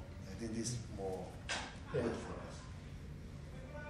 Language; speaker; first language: English; non-native, learner; Indonesian